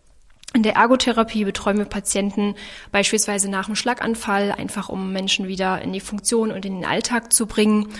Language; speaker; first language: German; native; German